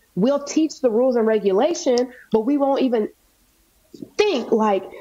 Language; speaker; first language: English; native; English